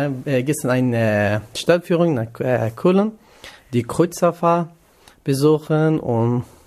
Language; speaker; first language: German; non-native, learner; Kurdish